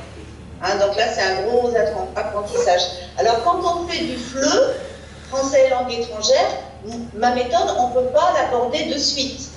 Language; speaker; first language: French; native; French